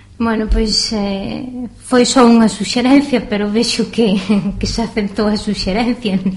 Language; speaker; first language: Galician; native; Galician